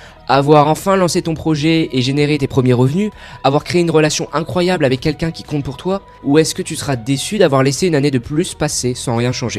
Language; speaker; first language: French; native; French